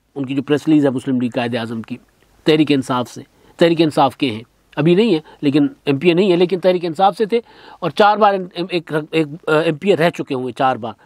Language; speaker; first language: Urdu; non-native, local second language; Sindhi